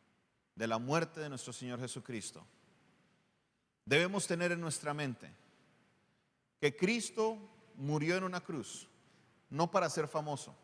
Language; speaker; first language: Spanish; native; Spanish